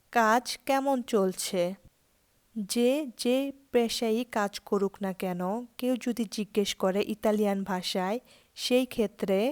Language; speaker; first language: Bangla; native; Bangla